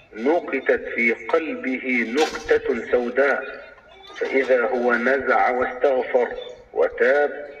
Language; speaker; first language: Arabic; native; Arabic